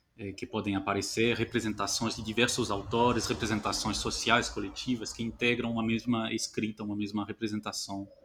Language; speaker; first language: Portuguese; non-native, fluent; French